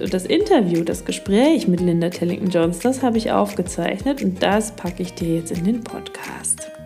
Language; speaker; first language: German; native; German